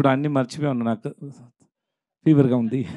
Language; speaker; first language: Telugu; non-native, learner; Tamil